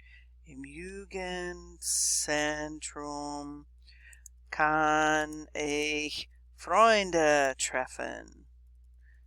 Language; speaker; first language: German; non-native, fluent; English